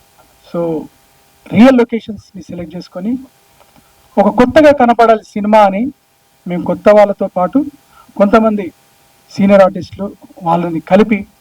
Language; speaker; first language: Telugu; native; Telugu